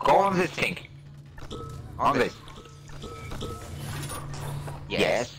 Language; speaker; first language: English; non-native, learner; German